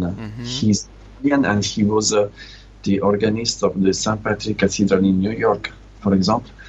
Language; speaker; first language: English; non-native, learner; Italian